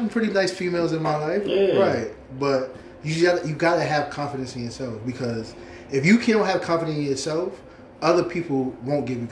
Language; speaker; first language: English; native; English